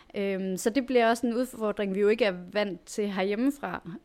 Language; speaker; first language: Danish; native; Danish